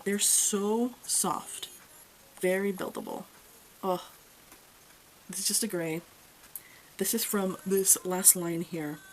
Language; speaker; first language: English; native; English